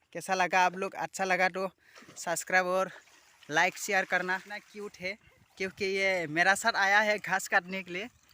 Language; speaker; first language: Hindi; non-native, local second language; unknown